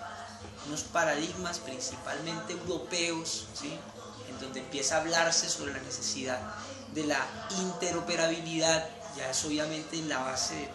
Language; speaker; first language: Spanish; native; Spanish